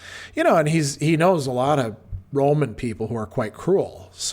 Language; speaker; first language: English; native; English